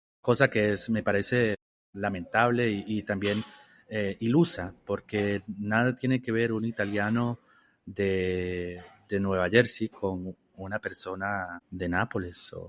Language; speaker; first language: Spanish; native; Spanish